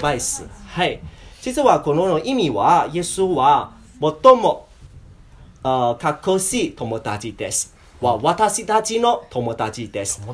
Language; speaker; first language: Japanese; non-native, learner; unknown